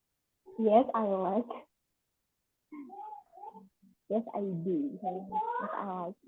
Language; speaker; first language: English; non-native, learner; Indonesian